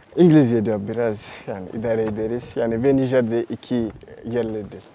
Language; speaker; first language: Turkish; non-native, learner; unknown